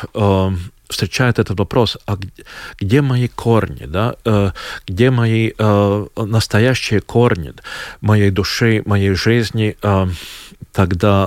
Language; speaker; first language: Russian; non-native, local second language; Latvian